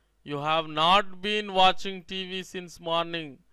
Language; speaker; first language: English; non-native, local second language; Telugu